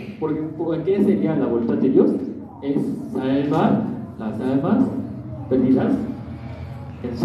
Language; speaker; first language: Spanish; non-native, learner; Korean